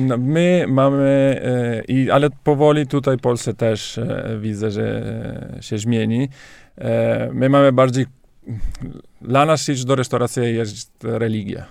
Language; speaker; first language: Polish; non-native, learner; Italian